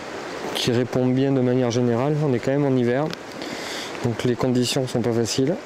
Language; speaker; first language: French; native; French